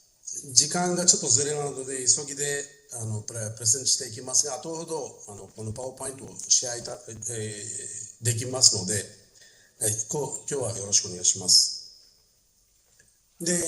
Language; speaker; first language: Japanese; non-native, fluent; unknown